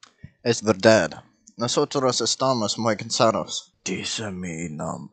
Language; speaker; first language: Spanish; non-native, learner; English